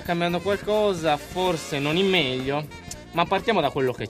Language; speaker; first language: Italian; native; Italian